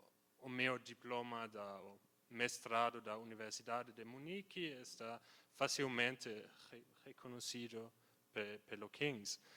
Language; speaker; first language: Portuguese; non-native, fluent; German